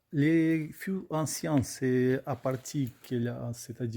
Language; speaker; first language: French; non-native, learner; Russian